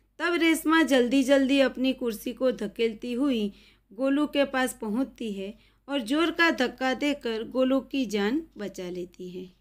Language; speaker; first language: Hindi; non-native, local second language; Gujarati